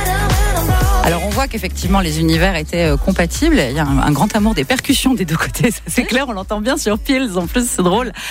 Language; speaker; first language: French; native; French